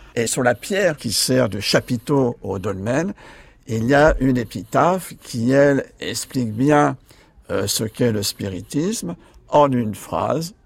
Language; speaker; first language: French; native; French